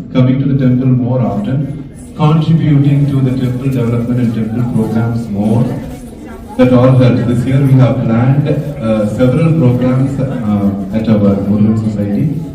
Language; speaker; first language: English; non-native, local second language; Tamil